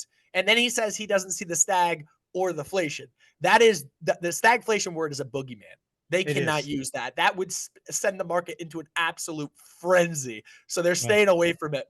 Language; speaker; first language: English; native; English